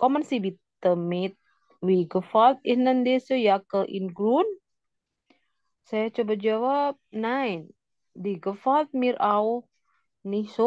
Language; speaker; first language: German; non-native, learner; Indonesian